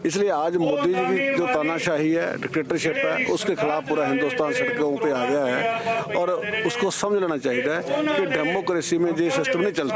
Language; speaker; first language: Hindi; non-native, local second language; Punjabi